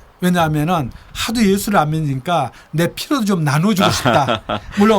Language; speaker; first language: Korean; native; Korean